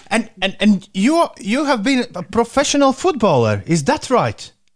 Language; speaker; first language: English; non-native, fluent; Latvian